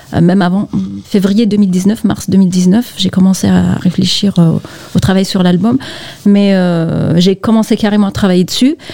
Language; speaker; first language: French; non-native, local second language; Kabyle